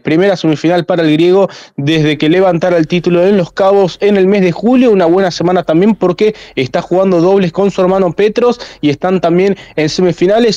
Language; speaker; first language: Spanish; native; Spanish